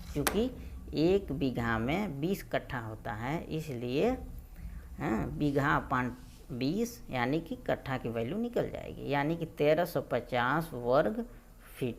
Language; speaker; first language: Hindi; native; Hindi